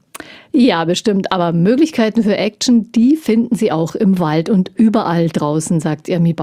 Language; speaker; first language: German; native; German